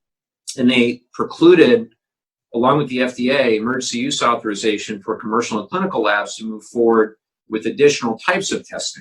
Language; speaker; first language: English; native; English